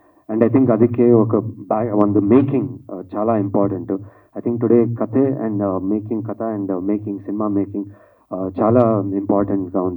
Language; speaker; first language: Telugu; non-native, learner; Kannada